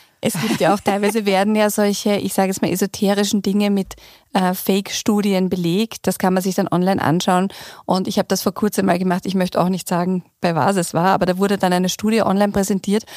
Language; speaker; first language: German; native; German